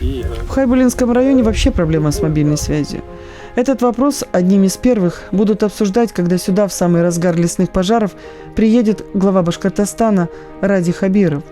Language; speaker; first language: Russian; native; Russian